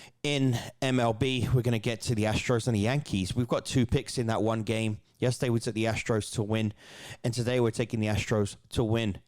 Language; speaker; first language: English; native; English